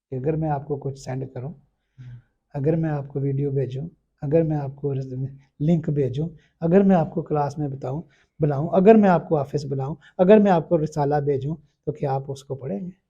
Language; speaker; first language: Urdu; non-native, local second language; Punjabi